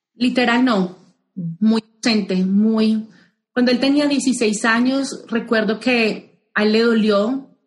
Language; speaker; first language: Spanish; native; Spanish